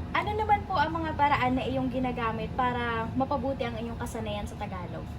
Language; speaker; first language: Filipino; native; Filipino